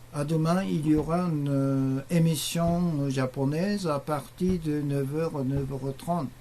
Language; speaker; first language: French; non-native, learner; Japanese